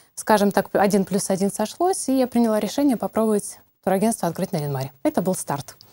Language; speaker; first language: Russian; native; Russian